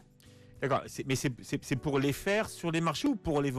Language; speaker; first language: French; native; French